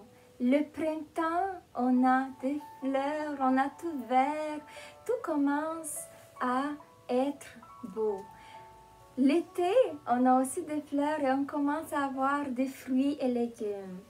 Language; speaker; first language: French; non-native, fluent; Romanian